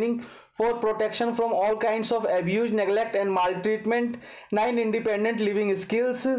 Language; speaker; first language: English; non-native, local second language; Hindi